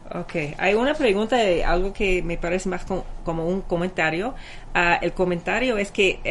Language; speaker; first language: Spanish; non-native, fluent; English